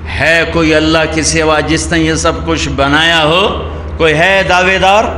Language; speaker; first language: Urdu; non-native, local second language; Punjabi